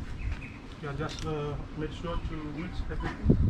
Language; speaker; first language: English; non-native, learner; Indonesian